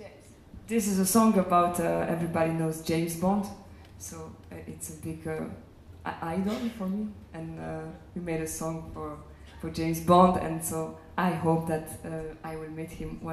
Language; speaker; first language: English; non-native, fluent; French